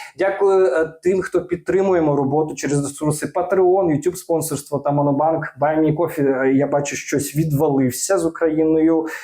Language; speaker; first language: Ukrainian; non-native, local second language; Russian